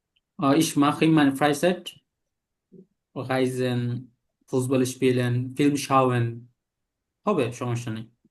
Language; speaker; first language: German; non-native, learner; Bangla